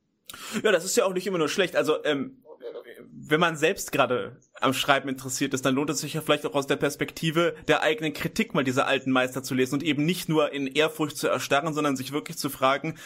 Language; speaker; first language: German; native; German